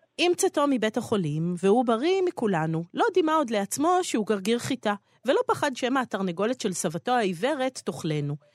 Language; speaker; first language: Hebrew; native; Hebrew